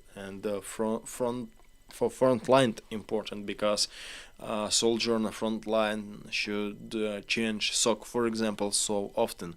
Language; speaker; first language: English; non-native, learner; Ukrainian